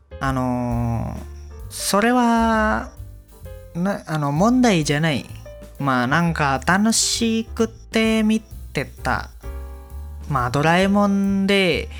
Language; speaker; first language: Japanese; non-native, learner; Indonesian